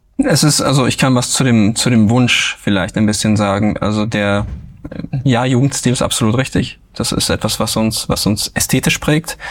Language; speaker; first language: German; native; German